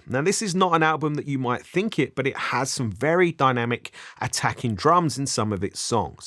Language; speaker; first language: English; native; English